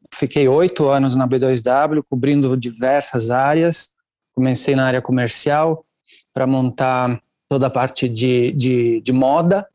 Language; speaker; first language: Portuguese; non-native, fluent; Italian